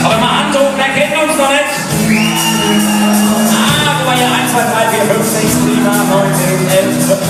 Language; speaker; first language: German; native; German